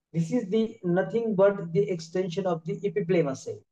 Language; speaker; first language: Hindi; non-native, local second language; Marathi